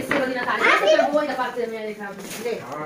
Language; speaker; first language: Italian; native; Italian